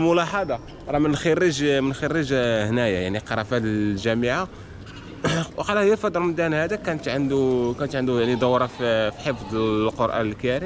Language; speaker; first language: Arabic; native; Arabic